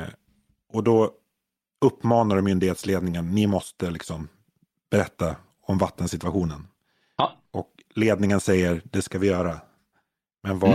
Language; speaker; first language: Swedish; native; Swedish